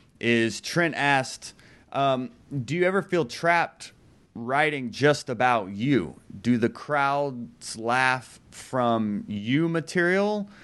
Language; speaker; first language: English; native; English